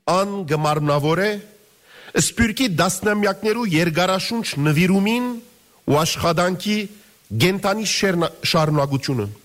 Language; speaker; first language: Armenian; early bilingual, heritage; Armenian